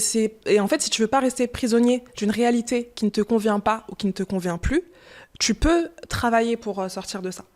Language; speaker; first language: French; early bilingual, other home language; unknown